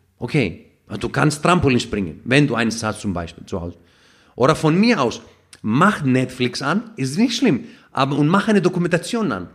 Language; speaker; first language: German; non-native, fluent; Greek